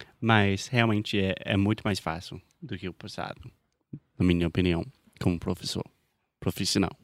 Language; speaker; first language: Portuguese; non-native, fluent; English